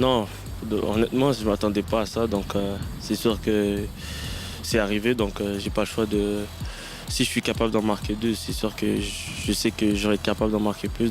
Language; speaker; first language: French; native; French